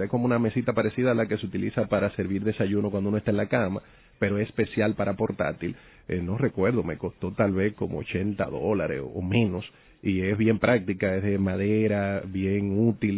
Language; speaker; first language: Spanish; native; Spanish